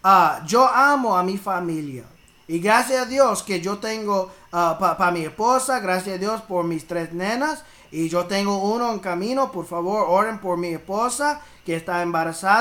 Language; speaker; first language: Spanish; early bilingual, heritage; English